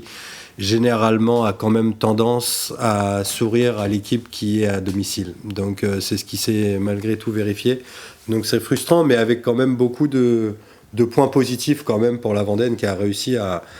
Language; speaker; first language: French; native; French